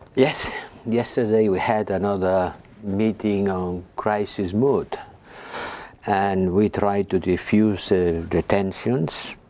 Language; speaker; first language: English; non-native, fluent; Spanish